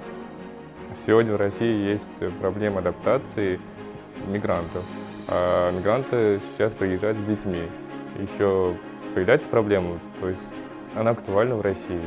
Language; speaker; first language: Russian; early bilingual, other home language; Kyrgyz